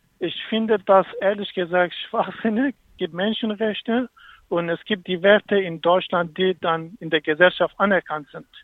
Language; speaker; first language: German; non-native, fluent; Kurdish